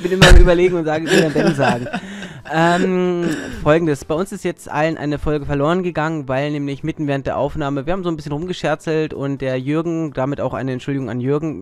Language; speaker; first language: German; native; German